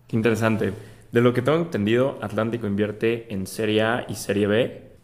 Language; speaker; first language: Spanish; native; Spanish